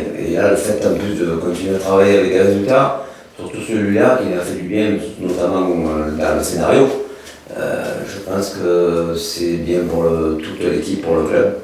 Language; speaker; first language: French; native; French